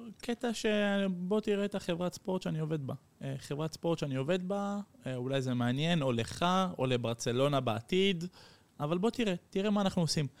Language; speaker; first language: Hebrew; early bilingual, heritage; Hebrew